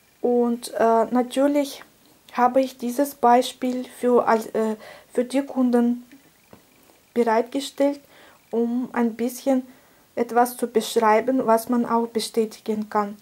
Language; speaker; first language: German; non-native, fluent; Russian